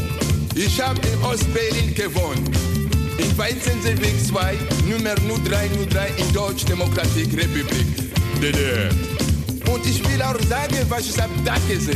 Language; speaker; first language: German; non-native, learner; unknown